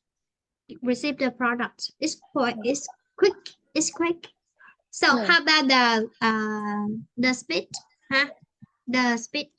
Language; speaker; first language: English; non-native, fluent; Vietnamese